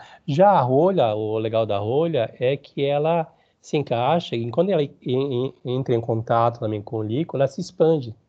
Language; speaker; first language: Portuguese; native; Portuguese